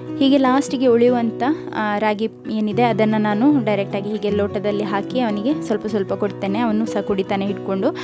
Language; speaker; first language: Kannada; non-native, local second language; Konkani